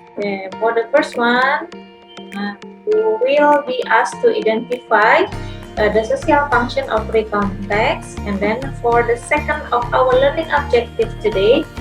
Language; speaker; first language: English; non-native, fluent; Indonesian